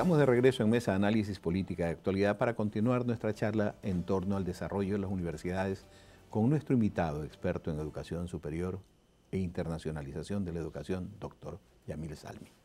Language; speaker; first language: Spanish; native; Spanish